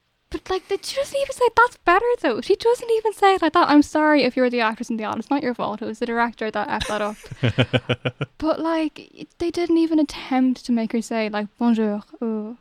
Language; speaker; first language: English; native; English